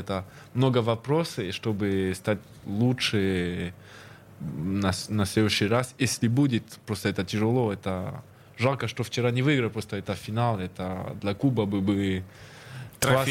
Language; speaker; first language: Russian; early bilingual, heritage; Russian